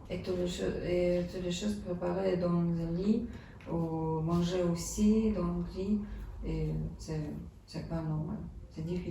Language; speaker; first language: French; non-native, learner; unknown